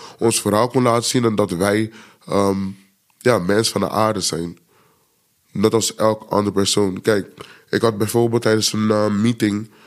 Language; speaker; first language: Dutch; early bilingual, other home language; Papiamento